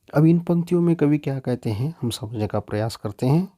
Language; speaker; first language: Hindi; non-native, local second language; Kannada